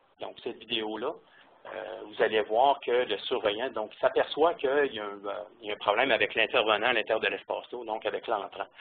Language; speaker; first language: French; native; French